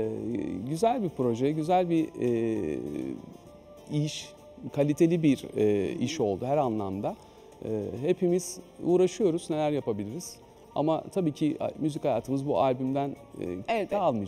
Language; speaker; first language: Turkish; native; Turkish